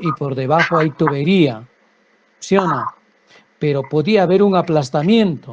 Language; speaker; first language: Spanish; native; Spanish